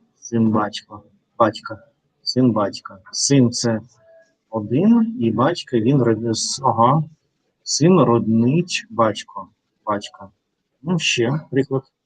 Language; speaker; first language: Ukrainian; non-native, learner; Russian